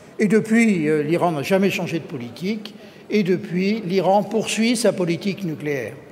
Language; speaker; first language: French; native; French